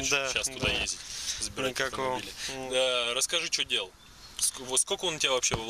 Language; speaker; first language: Russian; native; Russian